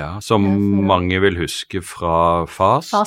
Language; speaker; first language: Norwegian; native; Norwegian